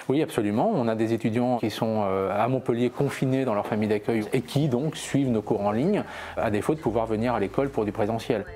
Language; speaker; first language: French; native; French